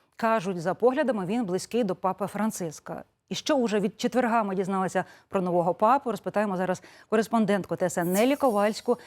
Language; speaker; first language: Ukrainian; native; Ukrainian